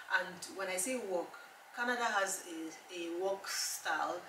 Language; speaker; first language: English; non-native, local second language; Yoruba